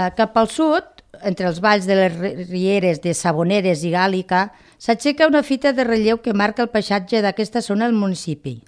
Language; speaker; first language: Catalan; native; Catalan